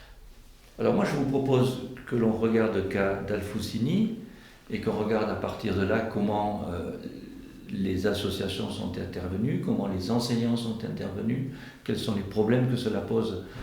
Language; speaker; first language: French; native; French